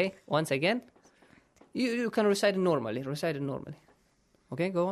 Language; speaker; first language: English; non-native, fluent; Persian